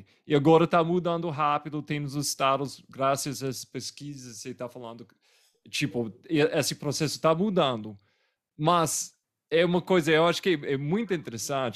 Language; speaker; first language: Portuguese; non-native, fluent; English